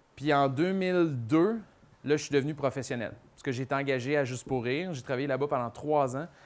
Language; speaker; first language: French; native; French